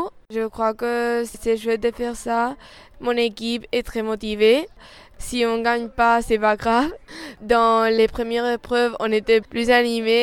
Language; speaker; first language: French; non-native, fluent; Spanish